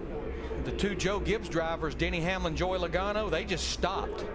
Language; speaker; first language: English; native; English